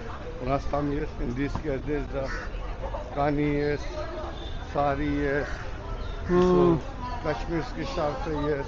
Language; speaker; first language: Russian; non-native, learner; Hindi